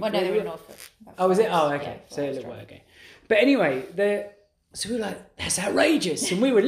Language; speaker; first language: English; native; English